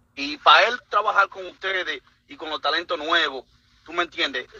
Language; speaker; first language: Spanish; early bilingual, heritage; Spanish